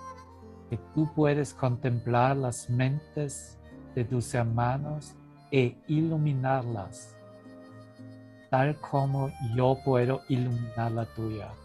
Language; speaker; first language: Spanish; non-native, fluent; German